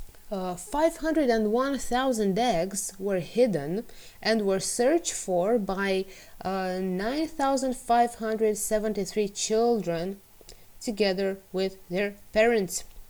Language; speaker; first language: English; non-native, fluent; Romanian